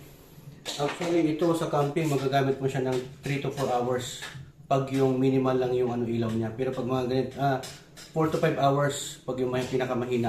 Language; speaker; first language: Filipino; native; Filipino